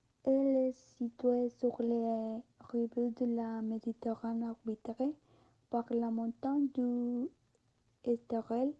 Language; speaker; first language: French; non-native, learner; Spanish